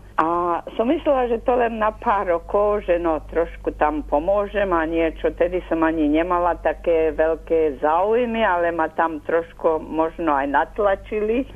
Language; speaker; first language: Slovak; native; Slovak